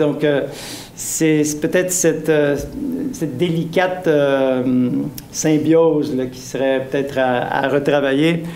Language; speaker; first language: French; native; French